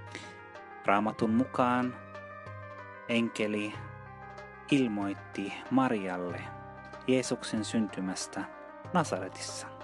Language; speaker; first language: Finnish; non-native, fluent; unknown